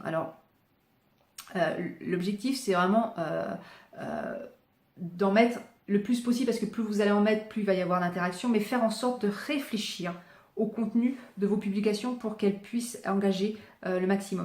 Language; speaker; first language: French; native; French